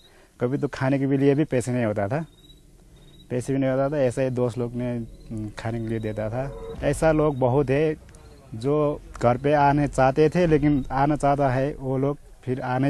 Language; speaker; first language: Hindi; non-native, learner; Nepali